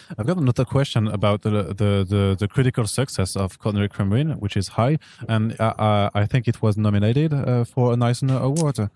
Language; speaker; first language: English; non-native, fluent; French